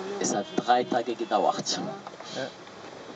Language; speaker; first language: German; non-native, fluent; Arabic